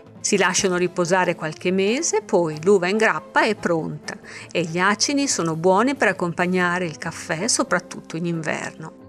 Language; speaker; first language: Italian; native; Italian